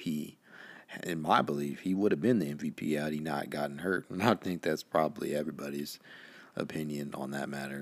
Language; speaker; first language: English; native; English